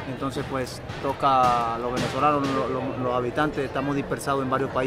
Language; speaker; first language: Spanish; native; Spanish